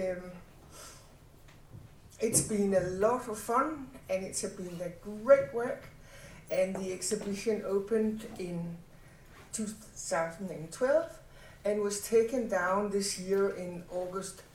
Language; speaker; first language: English; non-native, fluent; Danish